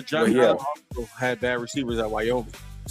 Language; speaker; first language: English; native; English